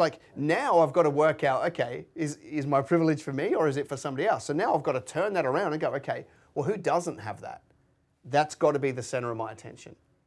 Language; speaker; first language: English; native; English